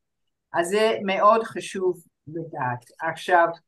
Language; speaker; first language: Hebrew; non-native, fluent; English